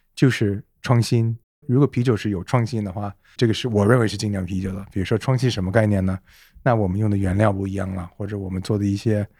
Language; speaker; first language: Chinese; non-native, fluent; English